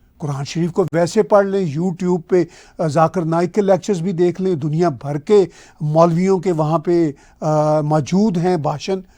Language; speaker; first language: Urdu; non-native, local second language; Punjabi